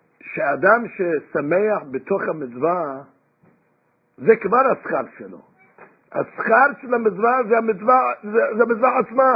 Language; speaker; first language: Hebrew; non-native, fluent; English